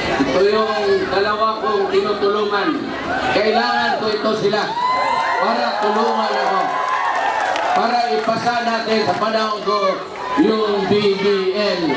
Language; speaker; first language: Filipino; non-native, local second language; Cebuano